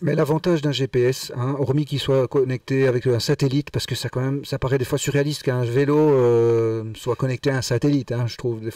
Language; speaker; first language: French; native; French